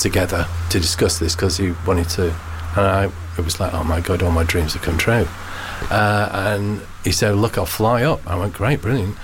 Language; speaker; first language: English; native; English